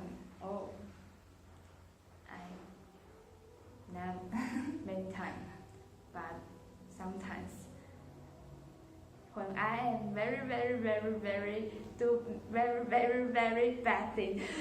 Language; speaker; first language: English; non-native, learner; Chinese